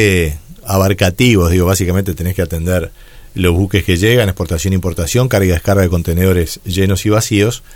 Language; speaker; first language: Spanish; native; Spanish